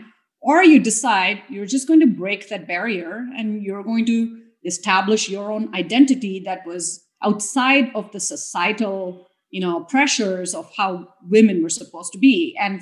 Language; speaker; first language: English; non-native, local second language; Tamil